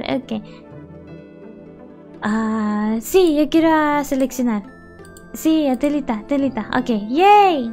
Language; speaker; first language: Spanish; early bilingual, heritage; Spanish